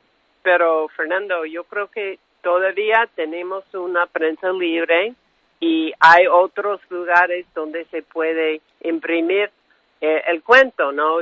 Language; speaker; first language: Spanish; non-native, fluent; English